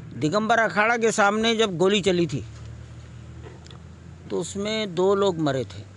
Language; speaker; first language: Hindi; native; Hindi